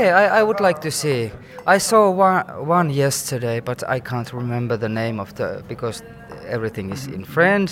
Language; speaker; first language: English; non-native, fluent; Finnish